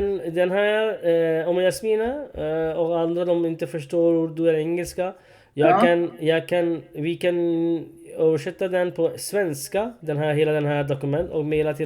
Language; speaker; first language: Swedish; non-native, learner; Urdu